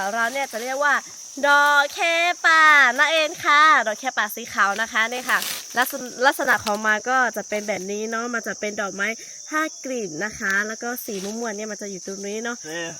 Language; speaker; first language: Thai; non-native, local second language; Lahu